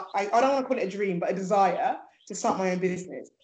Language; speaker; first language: English; early bilingual, other home language; Yoruba